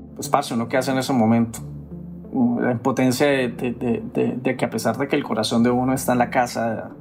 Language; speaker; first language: Spanish; native; Spanish